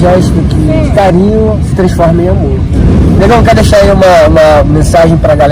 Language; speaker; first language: Portuguese; native; Portuguese